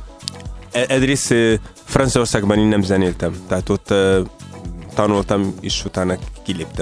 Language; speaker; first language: Hungarian; non-native, fluent; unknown